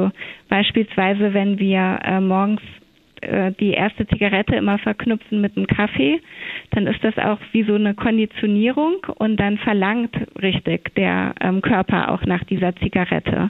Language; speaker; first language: German; native; German